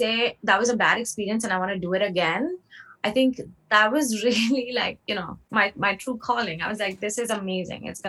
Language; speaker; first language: English; non-native, local second language; Hindi